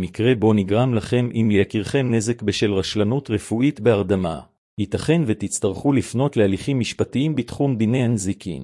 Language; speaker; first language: Hebrew; native; Hebrew